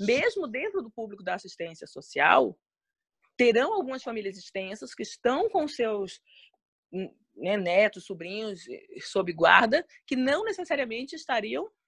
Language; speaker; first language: Portuguese; native; Portuguese